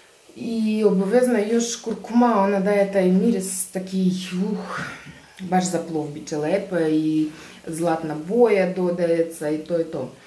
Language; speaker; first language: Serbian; non-native, learner; Russian